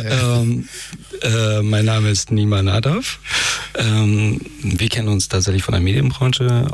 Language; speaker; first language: German; early bilingual, other home language; Persian